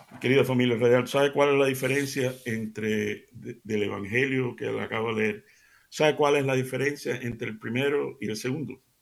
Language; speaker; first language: Spanish; native; Spanish